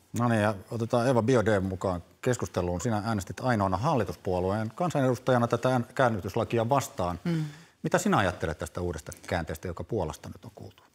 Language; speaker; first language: Finnish; native; Finnish